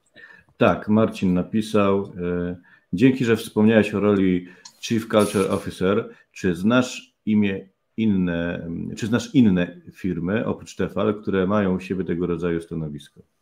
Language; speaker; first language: Polish; native; Polish